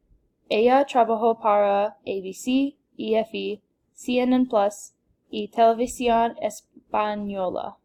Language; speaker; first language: Spanish; non-native, learner; English